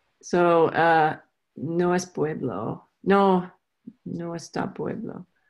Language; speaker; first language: Spanish; non-native, learner; English